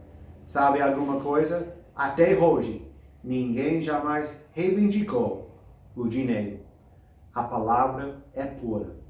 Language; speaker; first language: Portuguese; non-native, fluent; English